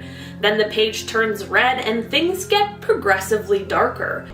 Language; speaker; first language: English; native; English